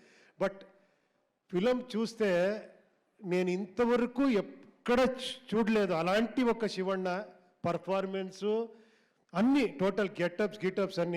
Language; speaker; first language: Telugu; non-native, local second language; Kannada